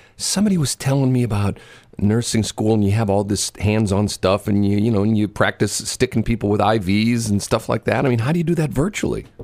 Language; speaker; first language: English; native; English